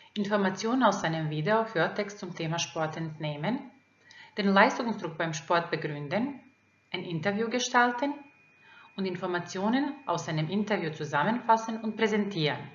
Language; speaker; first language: German; non-native, fluent; Croatian